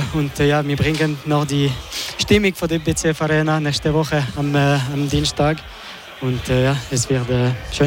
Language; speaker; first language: German; non-native, local second language; French